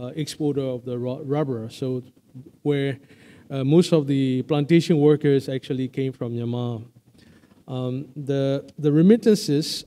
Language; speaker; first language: English; non-native, fluent; Burmese